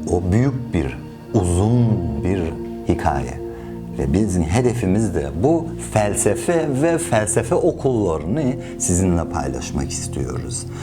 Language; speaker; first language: Turkish; non-native, fluent; Persian